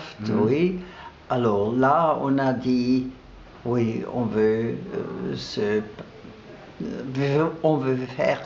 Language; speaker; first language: French; non-native, local second language; German